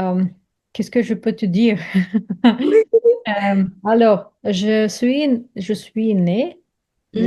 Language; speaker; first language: French; non-native, learner; Ukrainian